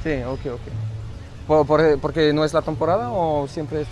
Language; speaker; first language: Spanish; non-native, learner; French